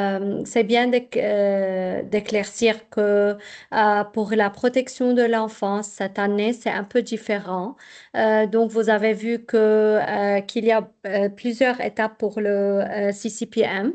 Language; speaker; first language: French; non-native, fluent; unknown